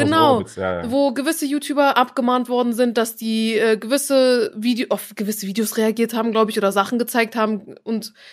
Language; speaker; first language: German; native; German